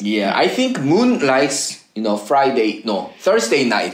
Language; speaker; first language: English; non-native, fluent; Korean